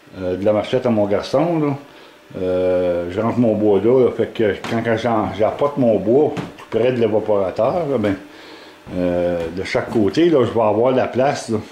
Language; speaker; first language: French; native; French